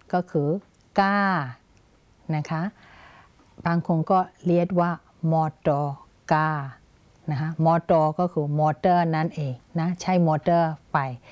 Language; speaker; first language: Thai; non-native, fluent; Burmese